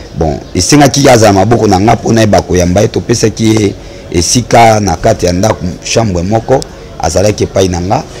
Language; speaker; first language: Lingala; native; Lingala